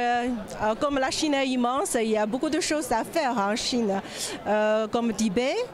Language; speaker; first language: French; non-native, learner; Chinese